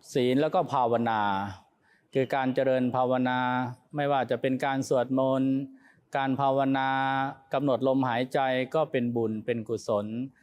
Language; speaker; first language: Thai; native; Thai